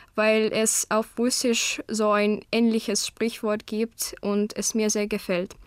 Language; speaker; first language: German; non-native, fluent; Russian